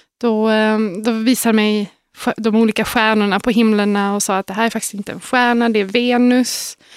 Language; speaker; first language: Swedish; native; Swedish